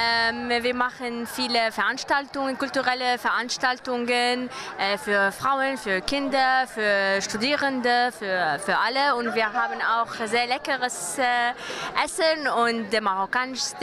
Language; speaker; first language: German; non-native, fluent; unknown